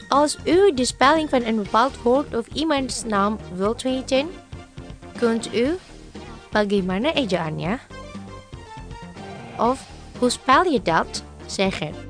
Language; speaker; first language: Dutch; non-native, fluent; Indonesian